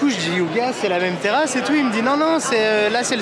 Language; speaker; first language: French; native; French